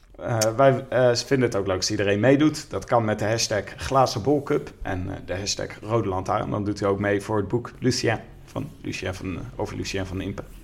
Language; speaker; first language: Dutch; native; Dutch